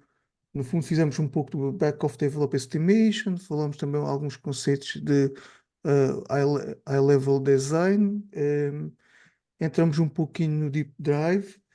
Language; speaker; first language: Portuguese; native; Portuguese